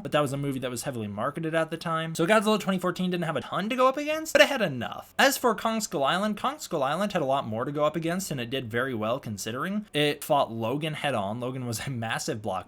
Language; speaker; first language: English; native; English